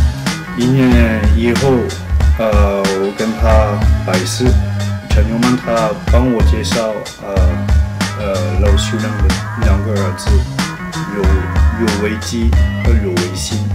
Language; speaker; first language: Chinese; non-native, fluent; French